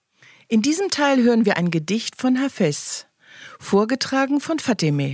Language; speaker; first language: German; native; German